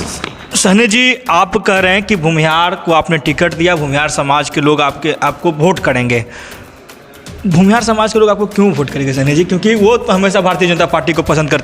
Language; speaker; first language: Hindi; native; Hindi